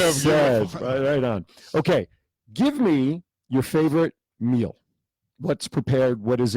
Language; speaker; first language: English; native; English